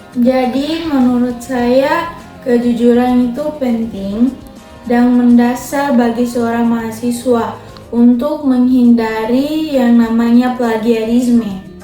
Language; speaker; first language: Indonesian; non-native, local second language; Tetum